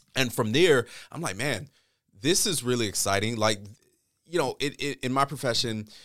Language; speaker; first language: English; native; English